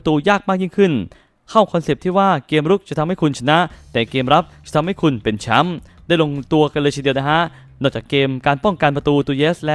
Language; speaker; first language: Thai; native; Thai